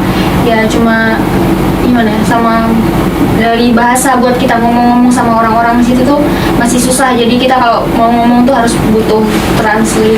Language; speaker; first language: Indonesian; native; Indonesian